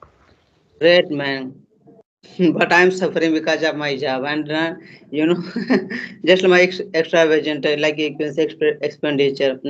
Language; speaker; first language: English; non-native, learner; Hindi